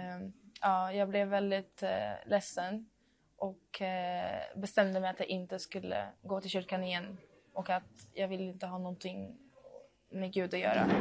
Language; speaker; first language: Swedish; early bilingual, other home language; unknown